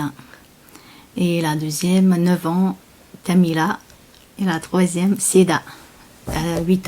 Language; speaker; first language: French; non-native, learner; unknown